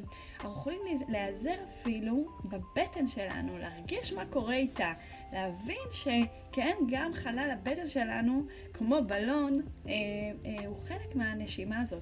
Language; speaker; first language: Hebrew; native; Hebrew